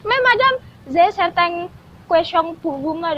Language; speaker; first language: French; non-native, learner; Indonesian